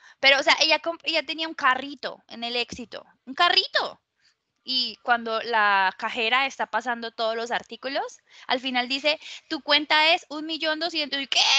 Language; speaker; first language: Spanish; native; Spanish